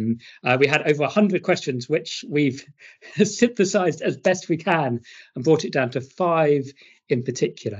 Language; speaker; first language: English; native; English